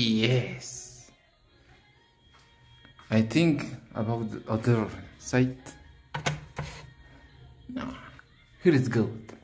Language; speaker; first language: English; non-native, learner; Spanish